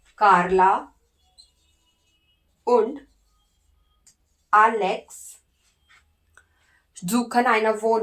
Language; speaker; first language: German; non-native, learner; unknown